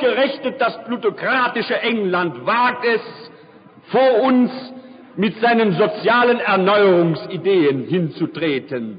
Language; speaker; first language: German; native; German